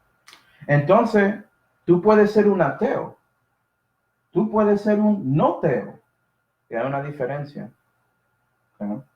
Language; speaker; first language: Spanish; early bilingual, heritage; Spanish